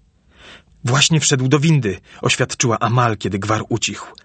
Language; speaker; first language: Polish; native; Polish